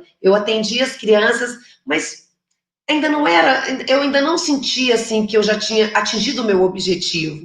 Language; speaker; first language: Portuguese; native; Portuguese